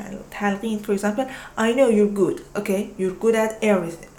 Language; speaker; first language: English; non-native, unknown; Persian